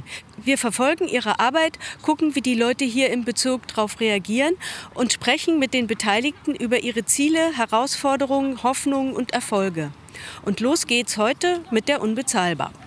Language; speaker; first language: German; native; German